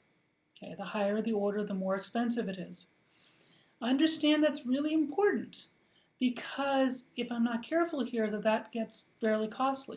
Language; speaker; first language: English; native; English